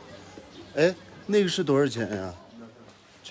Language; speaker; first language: Chinese; non-native, fluent; Mongolian